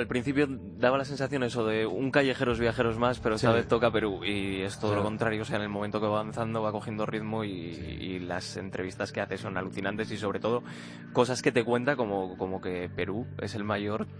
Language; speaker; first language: Spanish; native; Spanish